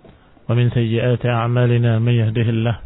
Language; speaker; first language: Arabic; non-native, fluent; Indonesian